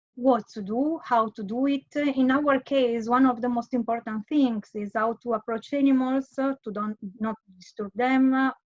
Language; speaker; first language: English; non-native, fluent; Italian